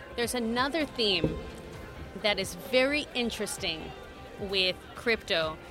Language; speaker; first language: English; native; English